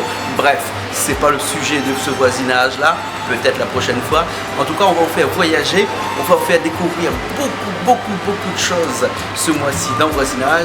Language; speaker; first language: French; native; French